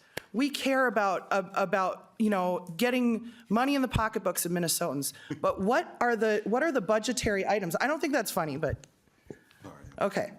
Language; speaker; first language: English; native; English